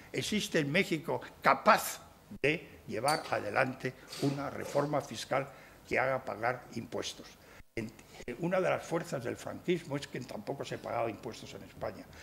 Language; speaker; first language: Spanish; native; Spanish